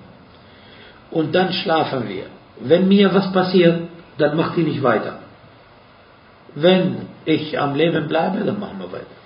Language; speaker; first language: German; non-native, fluent; Arabic